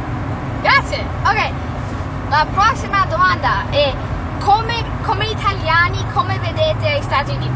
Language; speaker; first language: Italian; non-native, learner; English